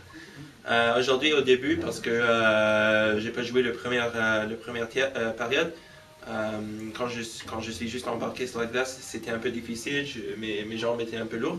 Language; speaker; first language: French; early bilingual, heritage; English